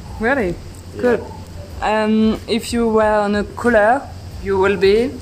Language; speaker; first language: English; non-native, learner; French